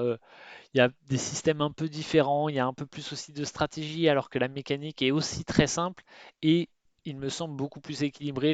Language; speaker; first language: French; native; French